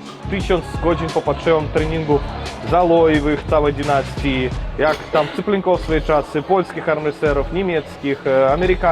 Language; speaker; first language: Polish; non-native, fluent; Russian